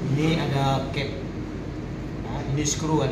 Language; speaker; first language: Malay; native; Malay